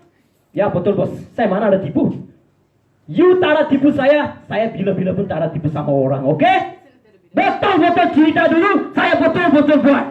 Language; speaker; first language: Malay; non-native, learner; Nepali